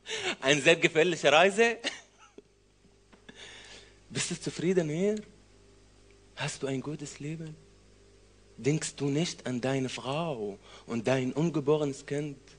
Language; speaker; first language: German; non-native, learner; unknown